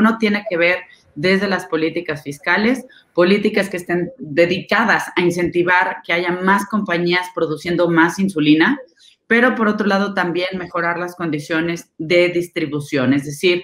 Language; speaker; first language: Spanish; native; Spanish